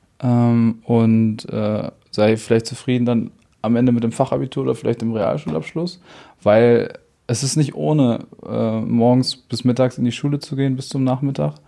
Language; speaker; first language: German; native; German